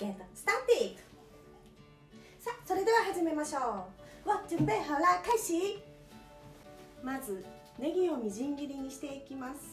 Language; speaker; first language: Japanese; native; Japanese